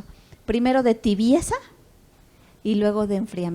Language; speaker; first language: Spanish; native; Spanish